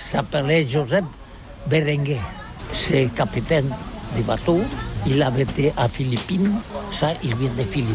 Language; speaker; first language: French; non-native, learner; Catalan